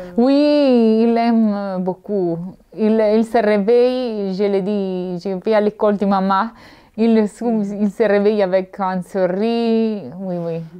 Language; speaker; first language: French; non-native, learner; Italian